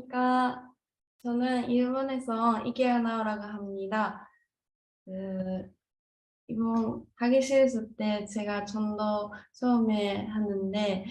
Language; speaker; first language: Korean; non-native, learner; Japanese